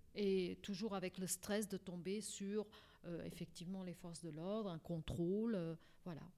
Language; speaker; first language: French; non-native, fluent; Portuguese